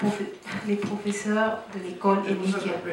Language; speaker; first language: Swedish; non-native, fluent; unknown